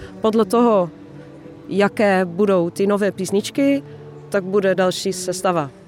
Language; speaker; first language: Czech; non-native, fluent; Dutch